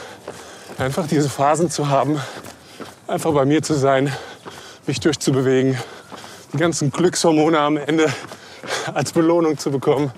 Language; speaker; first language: German; native; German